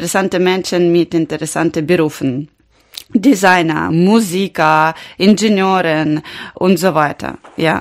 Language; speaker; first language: German; non-native, learner; Ukrainian